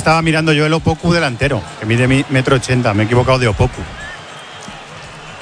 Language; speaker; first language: Spanish; native; Spanish